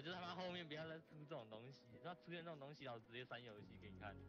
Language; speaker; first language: Chinese; native; Chinese